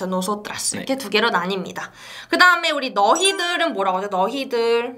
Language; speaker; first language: Korean; native; Korean